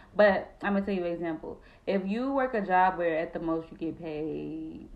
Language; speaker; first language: English; native; English